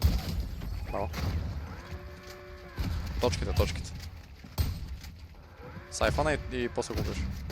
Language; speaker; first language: Bulgarian; native; Bulgarian